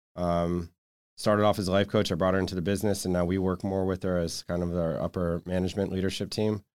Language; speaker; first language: English; native; English